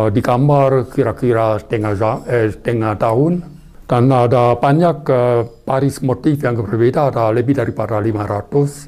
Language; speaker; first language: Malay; non-native, fluent; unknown